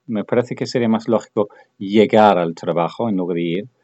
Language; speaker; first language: Spanish; non-native, fluent; English